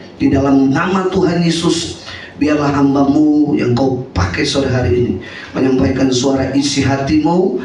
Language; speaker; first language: Indonesian; native; Indonesian